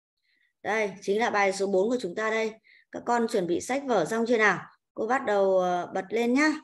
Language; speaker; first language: Vietnamese; native; Vietnamese